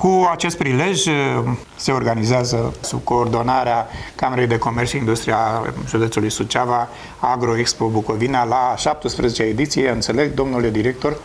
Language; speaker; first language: Romanian; native; Romanian